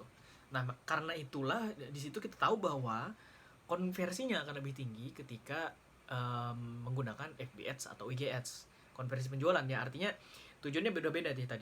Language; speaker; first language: Indonesian; native; Indonesian